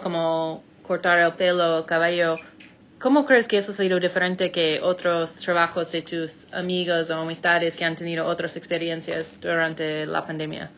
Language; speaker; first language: Spanish; non-native, fluent; English